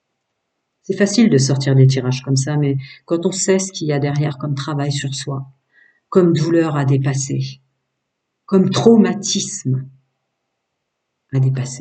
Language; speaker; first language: French; native; French